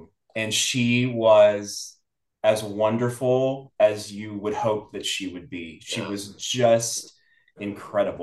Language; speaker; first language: English; native; English